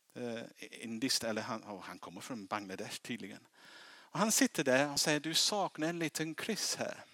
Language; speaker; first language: Swedish; non-native, fluent; English